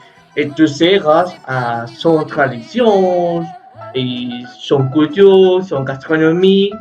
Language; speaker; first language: French; non-native, learner; Spanish